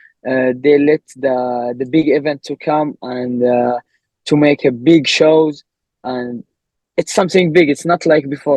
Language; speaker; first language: English; non-native, learner; Arabic